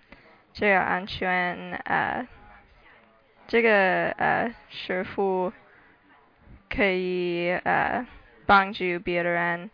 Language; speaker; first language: Chinese; non-native, learner; English